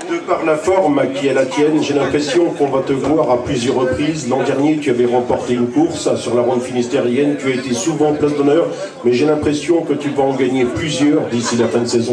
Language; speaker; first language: French; native; French